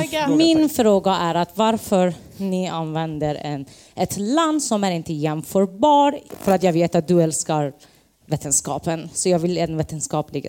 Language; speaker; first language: Swedish; non-native, fluent; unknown